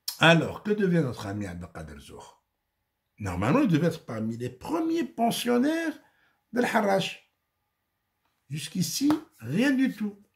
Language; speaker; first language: French; non-native, local second language; Arabic